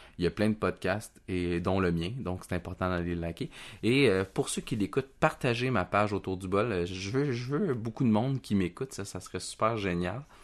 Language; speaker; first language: French; native; French